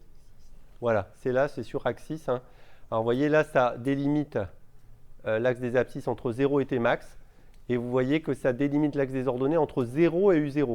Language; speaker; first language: French; native; French